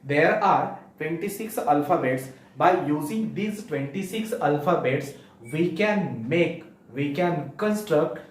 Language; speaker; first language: English; non-native, local second language; Marathi